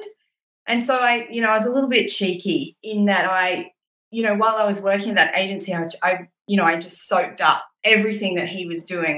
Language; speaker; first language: English; native; English